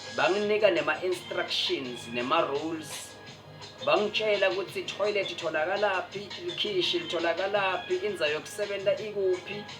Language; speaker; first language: Zulu; non-native, local second language; Swati